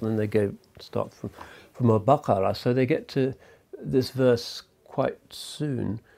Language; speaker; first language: English; native; English